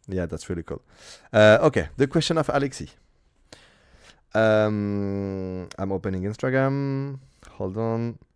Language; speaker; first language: English; non-native, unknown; French